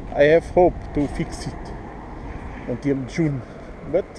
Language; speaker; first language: English; non-native, learner; Portuguese